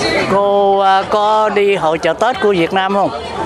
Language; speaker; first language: Vietnamese; native; Vietnamese